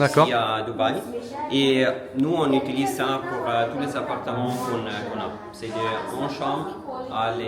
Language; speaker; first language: French; non-native, learner; Italian